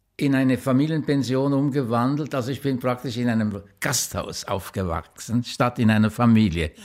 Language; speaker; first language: German; native; German